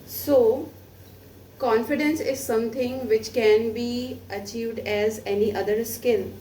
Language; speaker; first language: English; non-native, local second language; Hindi